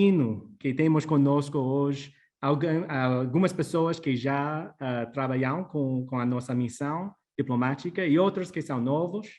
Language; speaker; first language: Portuguese; non-native, fluent; English